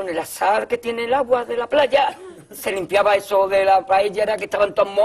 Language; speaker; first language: Spanish; native; Spanish